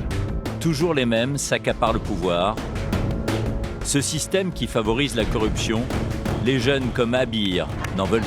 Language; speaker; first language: French; native; French